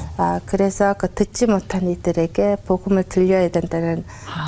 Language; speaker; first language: Korean; non-native, fluent; Mongolian